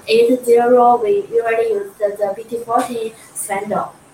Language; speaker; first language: English; non-native, learner; Chinese